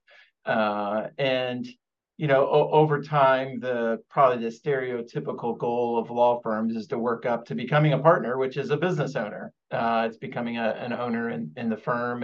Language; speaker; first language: English; native; English